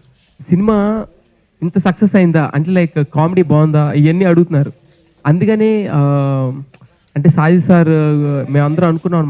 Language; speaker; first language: Telugu; native; Telugu